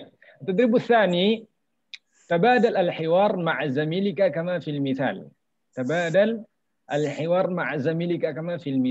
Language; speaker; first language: Arabic; non-native, fluent; Indonesian